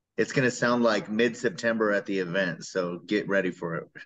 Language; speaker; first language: English; native; English